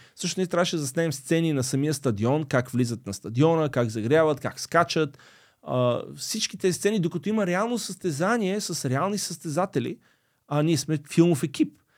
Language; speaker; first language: Bulgarian; early bilingual, other home language; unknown